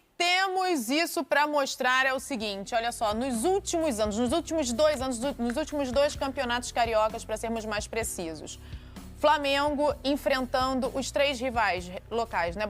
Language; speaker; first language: Portuguese; native; Portuguese